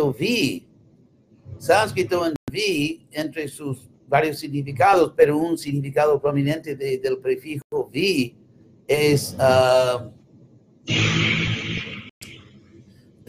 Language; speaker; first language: Spanish; non-native, fluent; English